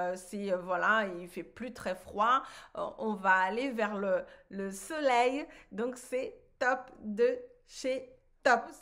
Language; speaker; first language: French; non-native, fluent; Portuguese